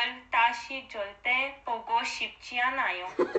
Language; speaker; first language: Korean; non-native, learner; Romanian